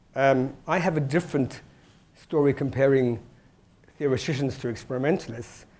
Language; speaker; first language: English; native; English